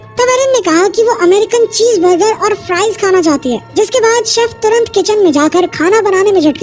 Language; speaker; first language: Hindi; native; Hindi